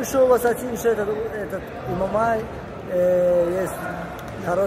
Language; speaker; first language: Russian; non-native, learner; Azerbaijani